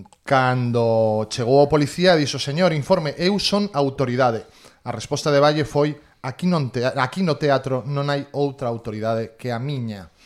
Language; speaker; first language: Galician; native; Galician